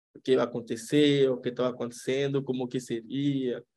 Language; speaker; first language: Portuguese; non-native, fluent; French